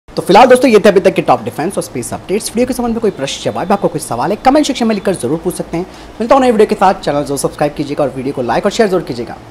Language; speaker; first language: Hindi; native; Hindi